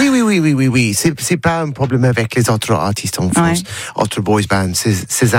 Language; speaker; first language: French; non-native, learner; English